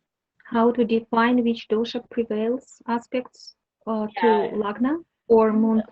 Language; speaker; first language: English; non-native, learner; Russian